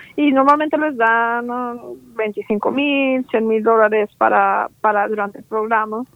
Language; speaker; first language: Spanish; native; Spanish